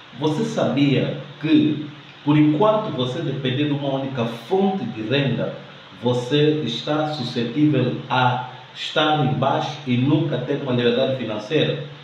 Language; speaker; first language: Portuguese; native; Portuguese